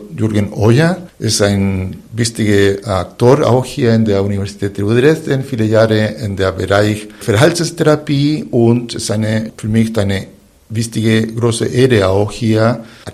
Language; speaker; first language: German; non-native, fluent; Spanish